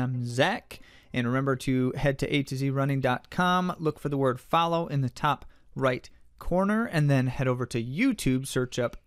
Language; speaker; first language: English; native; English